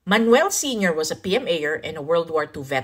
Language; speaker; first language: English; non-native, local second language; Filipino